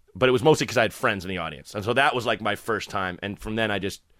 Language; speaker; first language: English; native; English